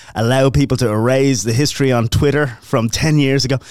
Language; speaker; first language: English; native; English